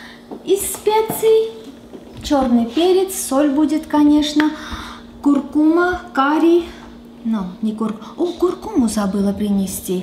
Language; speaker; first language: Russian; non-native, fluent; Armenian